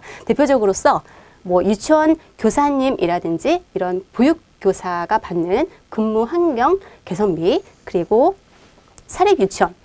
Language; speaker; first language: Korean; native; Korean